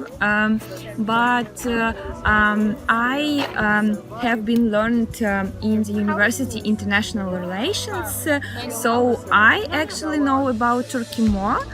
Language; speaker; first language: English; non-native, learner; Ukrainian